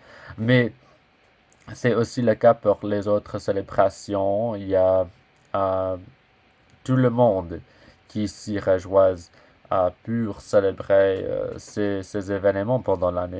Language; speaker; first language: French; non-native, learner; English